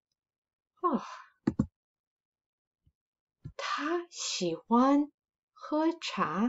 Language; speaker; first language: Chinese; non-native, fluent; English